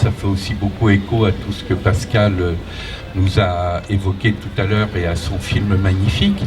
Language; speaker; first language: French; native; French